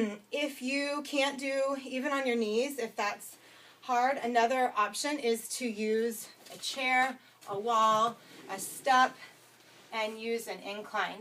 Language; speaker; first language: English; native; English